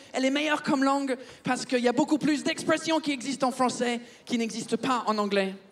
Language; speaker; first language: French; early bilingual, other home language; English